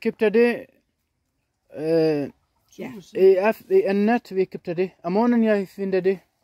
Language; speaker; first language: Danish; non-native, learner; Arabic